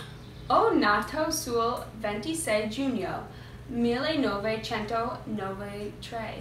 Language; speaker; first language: Italian; non-native, learner; English